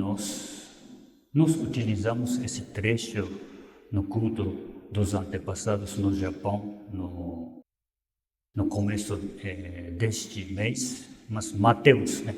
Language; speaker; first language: Portuguese; non-native, fluent; Japanese